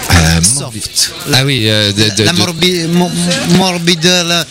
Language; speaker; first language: French; native; French